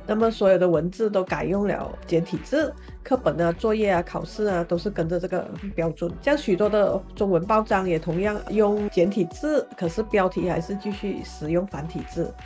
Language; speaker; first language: Chinese; native; Chinese